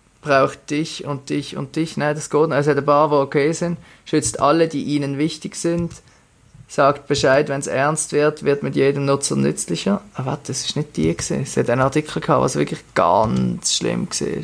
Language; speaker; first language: German; native; German